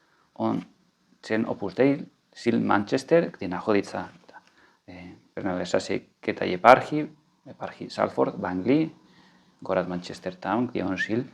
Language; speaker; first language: Russian; non-native, fluent; Spanish